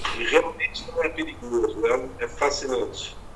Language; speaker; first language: Portuguese; native; Portuguese